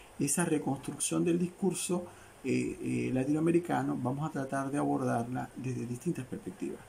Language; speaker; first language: Spanish; native; Spanish